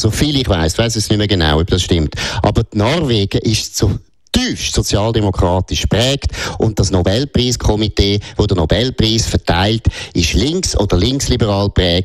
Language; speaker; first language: German; native; German